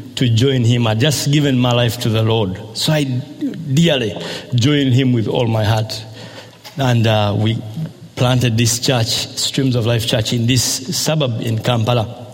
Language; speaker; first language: English; non-native, local second language; Ganda